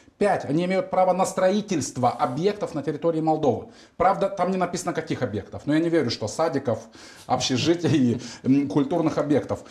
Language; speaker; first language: Russian; non-native, local second language; Romanian